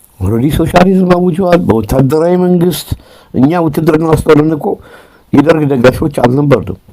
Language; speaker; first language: Amharic; native; Amharic